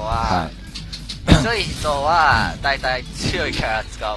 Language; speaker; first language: Japanese; non-native, learner; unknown